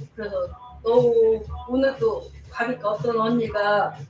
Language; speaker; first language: Korean; native; Korean